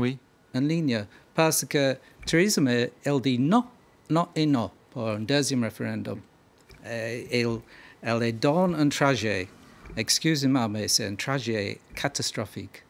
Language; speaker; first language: French; non-native, learner; English